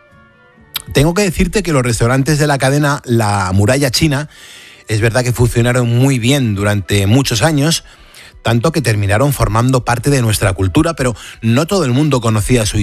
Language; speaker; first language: Spanish; native; Spanish